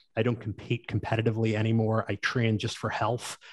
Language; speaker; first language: English; native; English